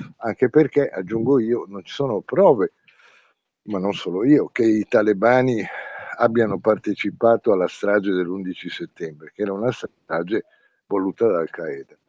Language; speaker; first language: Italian; native; Italian